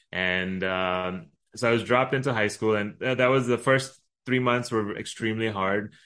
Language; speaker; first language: English; early bilingual, other home language; Arabic